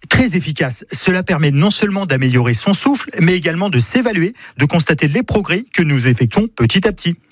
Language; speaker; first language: French; native; French